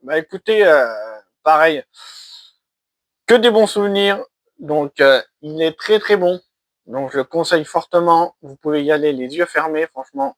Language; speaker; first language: French; native; French